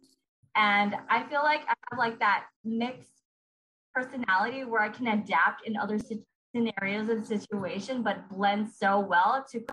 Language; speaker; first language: English; early bilingual, other home language; Iloko